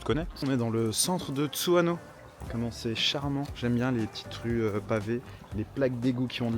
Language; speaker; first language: French; native; French